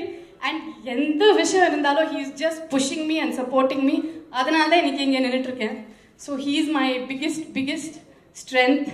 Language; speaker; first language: Tamil; non-native, fluent; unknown